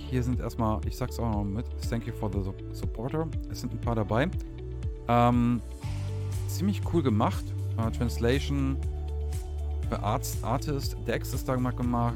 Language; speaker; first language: German; native; German